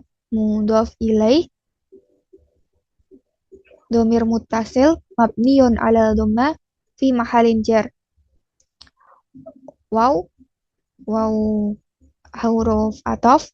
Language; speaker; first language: Arabic; non-native, learner; Indonesian